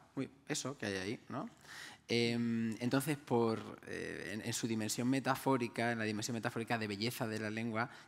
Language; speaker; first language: Spanish; non-native, local second language; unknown